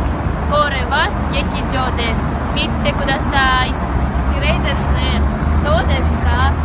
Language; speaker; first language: Japanese; non-native, learner; Russian